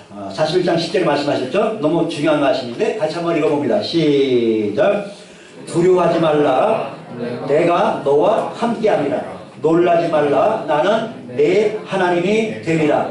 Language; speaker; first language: Korean; native; Korean